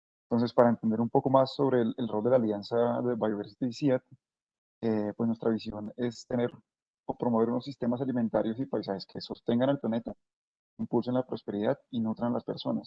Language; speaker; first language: Spanish; native; Spanish